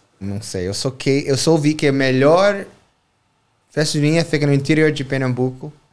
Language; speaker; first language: Portuguese; non-native, fluent; English